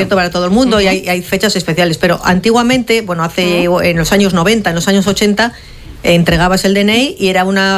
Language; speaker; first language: Spanish; native; Spanish